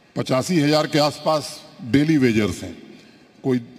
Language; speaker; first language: Hindi; native; Hindi